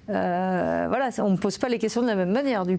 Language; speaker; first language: French; native; French